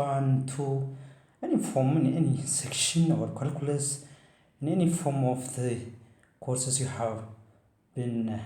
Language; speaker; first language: English; non-native, fluent; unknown